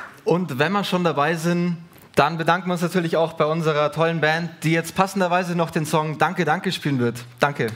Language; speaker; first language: German; native; German